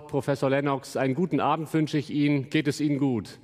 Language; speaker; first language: German; native; German